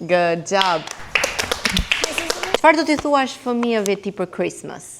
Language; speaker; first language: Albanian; native; Albanian